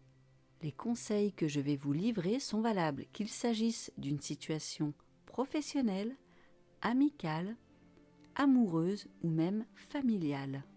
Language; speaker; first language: French; native; French